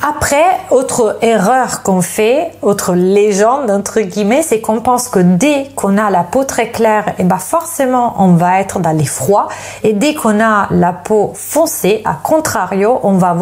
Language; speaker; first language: French; non-native, fluent; Italian